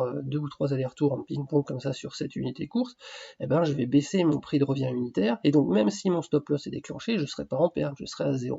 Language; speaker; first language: French; native; French